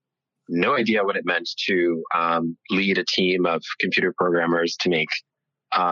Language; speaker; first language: English; early bilingual, other home language; Italian